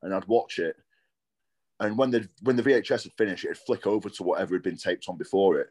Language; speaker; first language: English; native; English